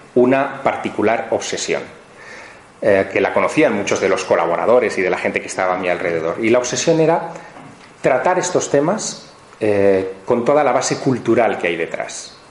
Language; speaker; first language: Spanish; native; Spanish